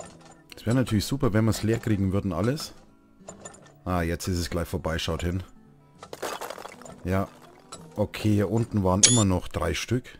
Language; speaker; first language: German; native; German